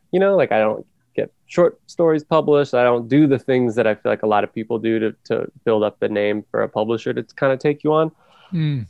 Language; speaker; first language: English; native; English